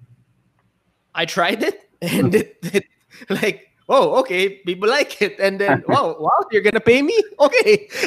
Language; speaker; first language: English; non-native, local second language; Filipino